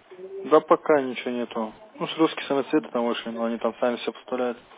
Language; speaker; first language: Russian; native; Russian